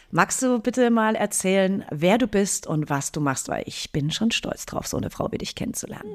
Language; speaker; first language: German; native; German